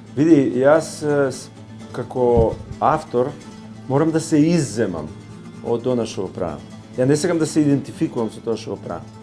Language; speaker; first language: Macedonian; native; Macedonian